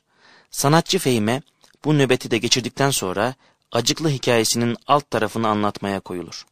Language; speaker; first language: Turkish; native; Turkish